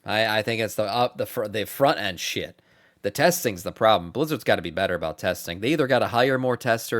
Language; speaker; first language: English; native; English